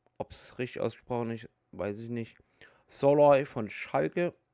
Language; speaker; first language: German; native; German